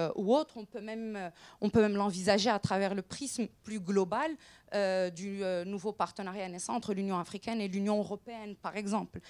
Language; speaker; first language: French; non-native, local second language; Arabic